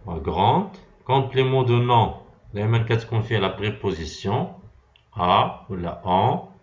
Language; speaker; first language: French; non-native, local second language; Arabic